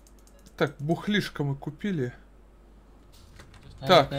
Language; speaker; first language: Russian; native; Russian